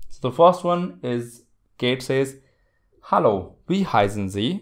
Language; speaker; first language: German; non-native, fluent; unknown